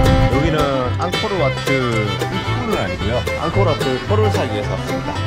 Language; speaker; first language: Korean; native; Korean